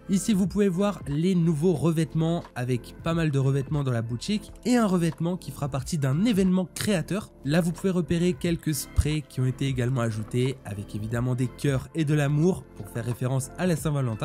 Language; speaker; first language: French; native; French